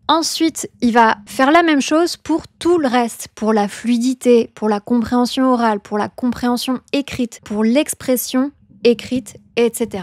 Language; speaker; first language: French; native; French